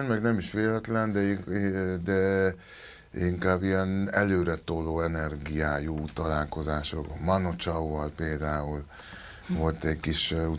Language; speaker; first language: Hungarian; non-native, local second language; Spanish